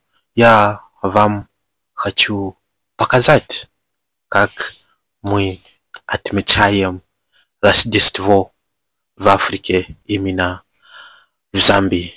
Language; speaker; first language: Russian; non-native, learner; Bemba